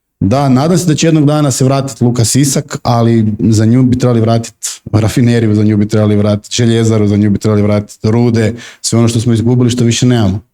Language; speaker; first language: Bosnian; native; Bosnian